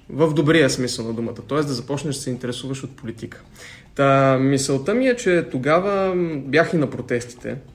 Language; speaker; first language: Bulgarian; native; Bulgarian